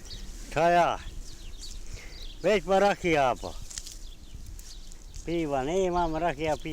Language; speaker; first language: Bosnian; non-native, local second language; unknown